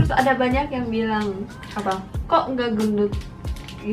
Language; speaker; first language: Indonesian; early bilingual, heritage; Korean